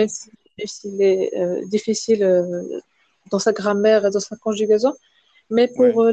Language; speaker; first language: French; non-native, local second language; Arabic